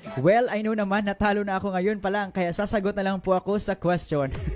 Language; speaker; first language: Filipino; native; Filipino